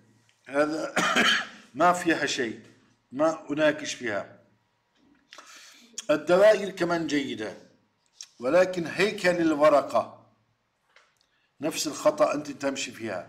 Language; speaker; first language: Arabic; non-native, learner; Turkish